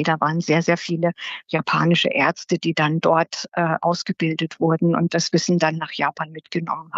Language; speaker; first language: German; native; German